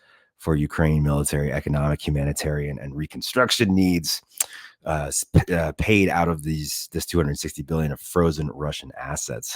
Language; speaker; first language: English; native; English